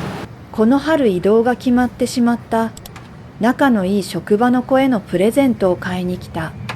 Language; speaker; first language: Japanese; native; Japanese